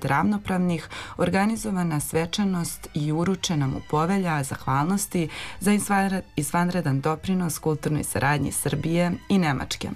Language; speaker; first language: Serbian; native; Serbian